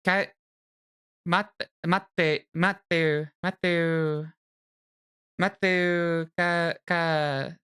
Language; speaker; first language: Japanese; non-native, learner; English